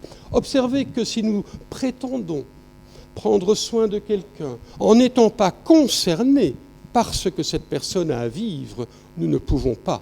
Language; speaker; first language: French; native; French